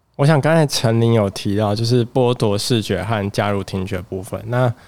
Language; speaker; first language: Chinese; native; Chinese